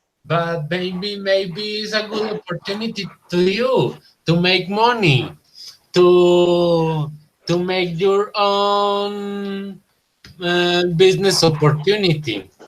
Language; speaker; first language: English; non-native, learner; Spanish